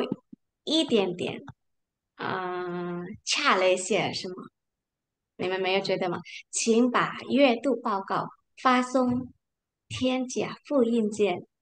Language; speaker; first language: Chinese; non-native, fluent; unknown